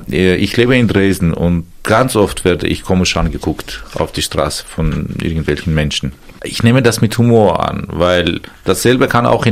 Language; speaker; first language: German; non-native, fluent; Armenian